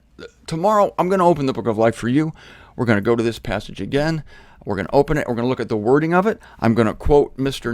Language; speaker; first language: English; native; English